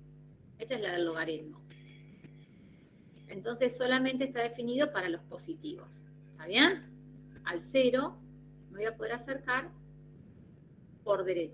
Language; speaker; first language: Spanish; native; Spanish